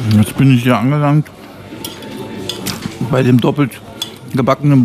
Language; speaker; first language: German; native; German